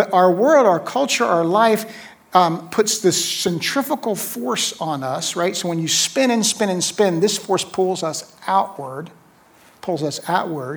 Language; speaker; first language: English; native; English